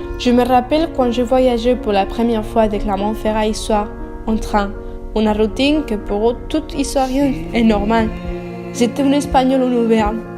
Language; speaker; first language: French; non-native, learner; Spanish